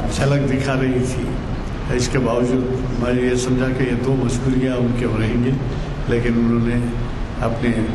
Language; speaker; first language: Urdu; native; Urdu